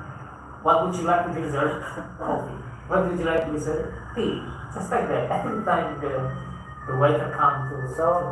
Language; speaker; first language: English; non-native, fluent; Indonesian